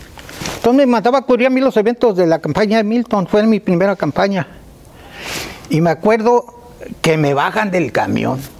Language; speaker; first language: Spanish; native; Spanish